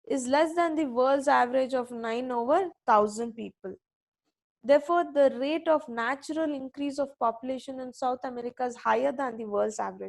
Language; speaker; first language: English; non-native, local second language; Kannada